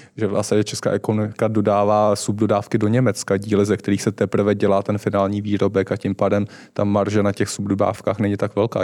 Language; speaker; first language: Czech; native; Czech